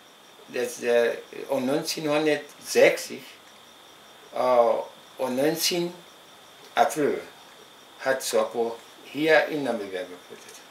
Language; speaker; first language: German; non-native, local second language; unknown